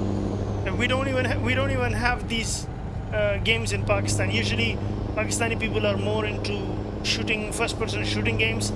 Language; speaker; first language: English; non-native, local second language; Pashto